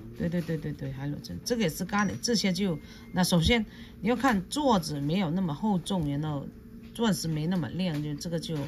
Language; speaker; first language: Chinese; non-native, local second language; Cantonese